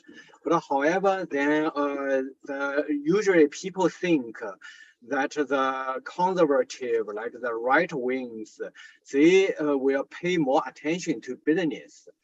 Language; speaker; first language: English; non-native, fluent; Chinese